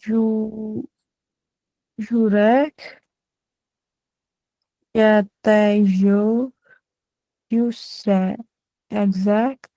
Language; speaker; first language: French; non-native, learner; Punjabi